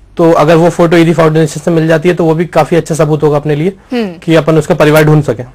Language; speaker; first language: Hindi; native; Hindi